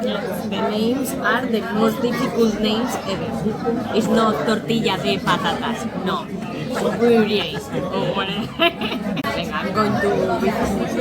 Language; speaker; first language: English; non-native, learner; Spanish